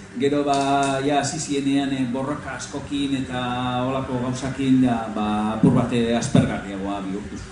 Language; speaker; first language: Basque; non-native, local second language; Spanish